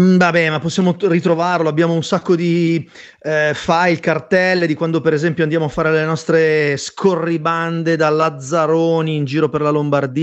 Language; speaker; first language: Italian; native; Italian